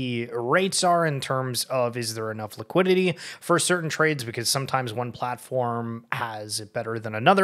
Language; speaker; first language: English; native; English